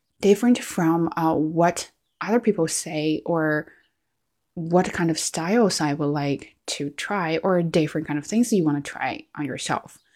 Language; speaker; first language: English; non-native, fluent; Chinese